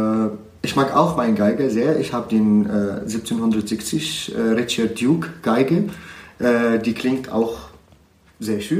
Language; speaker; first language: German; non-native, learner; Arabic